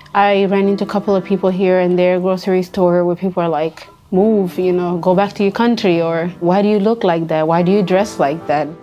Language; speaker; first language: English; non-native, fluent; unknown